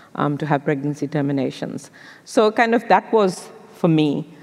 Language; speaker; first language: English; non-native, local second language; Urdu